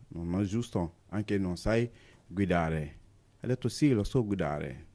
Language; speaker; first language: Italian; non-native, learner; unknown